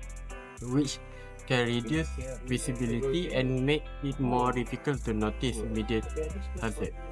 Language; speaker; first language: English; non-native, local second language; Malay